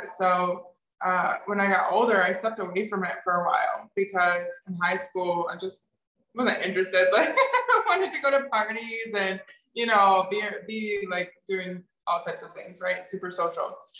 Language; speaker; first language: English; native; English